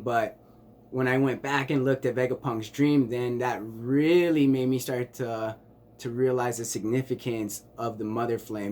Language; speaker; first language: English; native; English